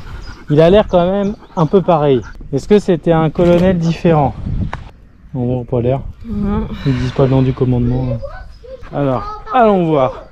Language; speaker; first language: French; native; French